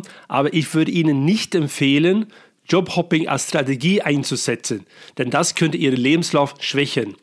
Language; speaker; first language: German; non-native, fluent; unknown